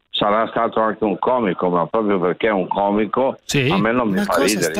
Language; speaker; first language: Italian; native; Italian